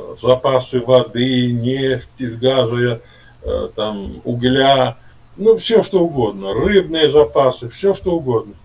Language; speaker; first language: Russian; native; Russian